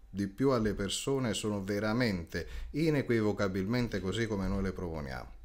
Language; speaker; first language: Italian; native; Italian